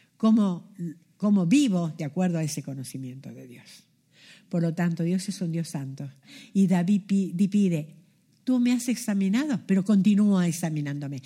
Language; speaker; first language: Spanish; native; Spanish